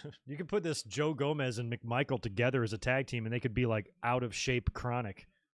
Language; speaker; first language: English; native; English